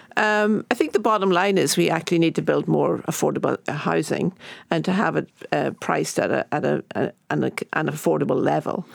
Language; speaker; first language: English; native; English